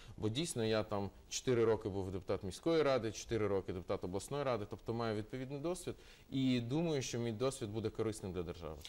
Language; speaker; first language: Ukrainian; non-native, local second language; Russian